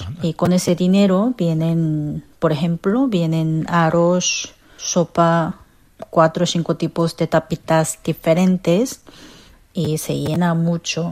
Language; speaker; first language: Spanish; non-native, fluent; Korean